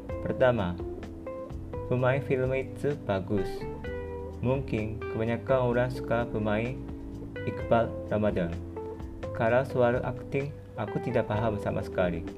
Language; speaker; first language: Indonesian; non-native, fluent; Japanese